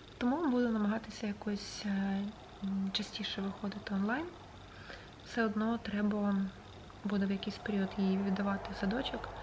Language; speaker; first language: Ukrainian; non-native, local second language; Russian